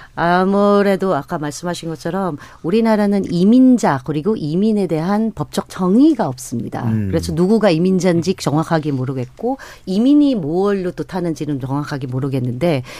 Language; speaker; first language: Korean; non-native, fluent; Filipino